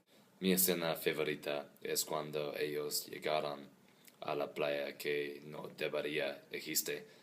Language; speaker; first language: Spanish; non-native, learner; English